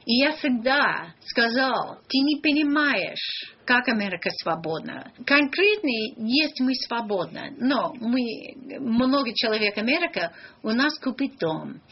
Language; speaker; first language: Russian; non-native, learner; English